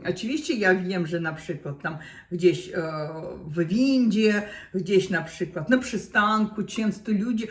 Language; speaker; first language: Polish; non-native, learner; Russian